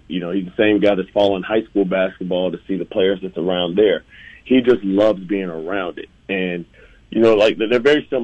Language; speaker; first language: English; native; English